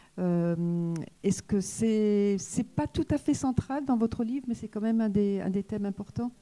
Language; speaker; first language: French; native; French